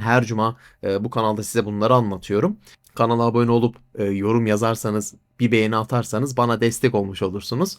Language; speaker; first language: Turkish; native; Turkish